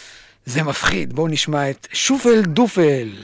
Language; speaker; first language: Hebrew; native; Hebrew